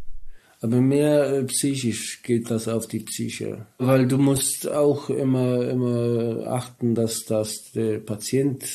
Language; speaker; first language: German; non-native, learner; Polish